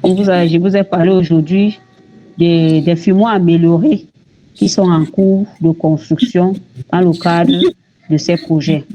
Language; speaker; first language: French; native; French